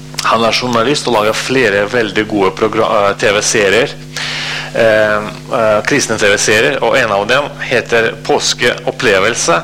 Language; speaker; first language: Norwegian; non-native, fluent; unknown